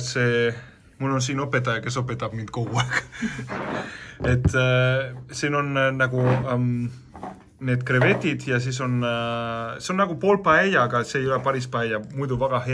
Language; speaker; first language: Estonian; non-native, learner; Spanish